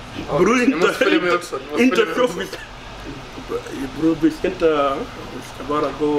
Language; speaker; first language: Swedish; non-native, learner; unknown